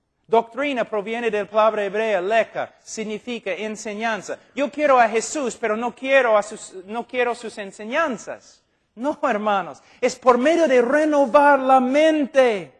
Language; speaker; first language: Spanish; non-native, fluent; English